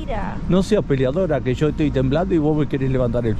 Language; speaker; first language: Spanish; native; Spanish